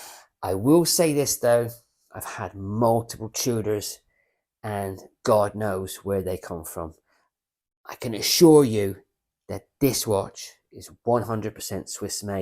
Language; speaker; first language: English; native; English